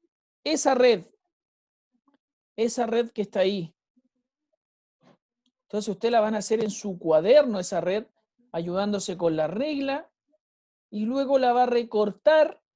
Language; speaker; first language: Spanish; native; Spanish